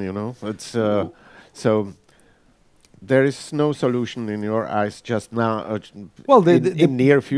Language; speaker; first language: English; non-native, fluent; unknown